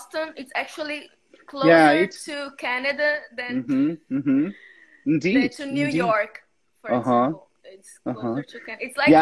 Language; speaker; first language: English; non-native, fluent; Portuguese